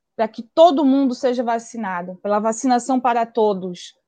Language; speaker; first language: Portuguese; native; Portuguese